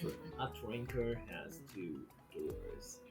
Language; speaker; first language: English; non-native, fluent; Japanese